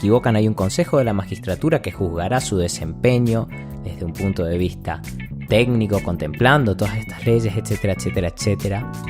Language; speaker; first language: Spanish; native; Spanish